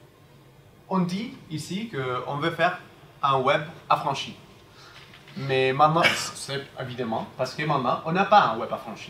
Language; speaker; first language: French; non-native, fluent; Spanish